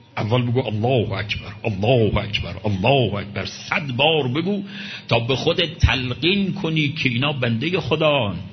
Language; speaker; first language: Persian; native; Persian